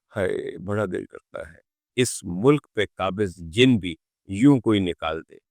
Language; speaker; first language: Urdu; native; Urdu